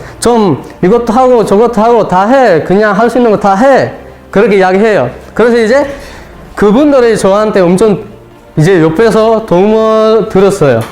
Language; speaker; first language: Korean; non-native, fluent; Sinhala